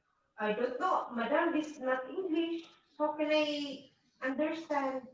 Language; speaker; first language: English; non-native, local second language; Filipino